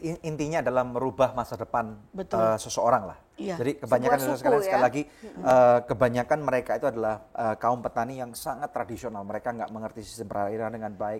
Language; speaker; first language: Indonesian; native; Indonesian